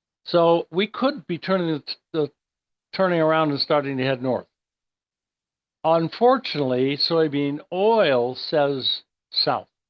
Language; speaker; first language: English; native; English